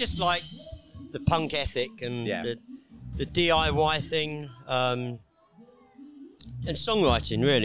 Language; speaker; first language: English; native; English